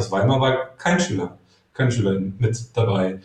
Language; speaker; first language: German; native; German